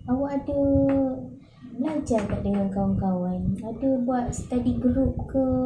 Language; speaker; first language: Malay; native; Malay